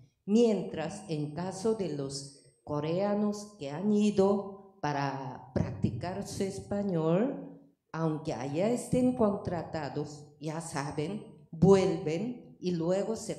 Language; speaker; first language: Spanish; non-native, fluent; Korean